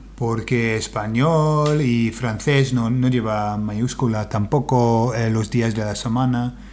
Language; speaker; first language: Spanish; non-native, fluent; English